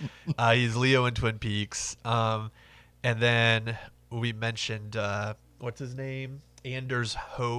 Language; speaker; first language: English; native; English